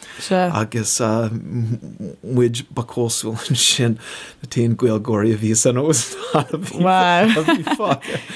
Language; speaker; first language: Irish; non-native, fluent; English